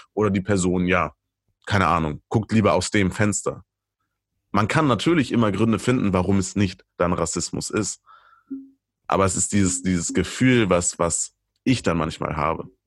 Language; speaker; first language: German; native; German